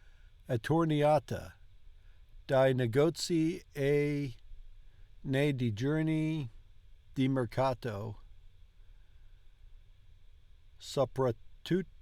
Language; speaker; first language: Italian; non-native, learner; English